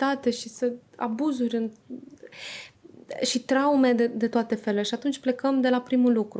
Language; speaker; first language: Romanian; native; Romanian